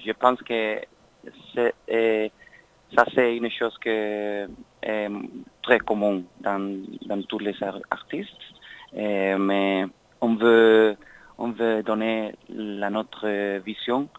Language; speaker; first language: French; non-native, learner; Spanish